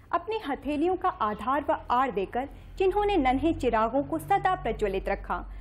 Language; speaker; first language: Hindi; native; Hindi